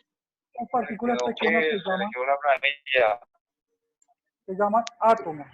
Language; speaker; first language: Spanish; native; Spanish